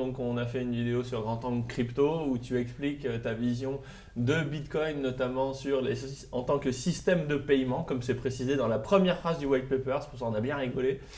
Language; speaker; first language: French; native; French